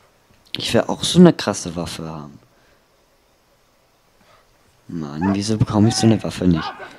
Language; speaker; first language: German; native; German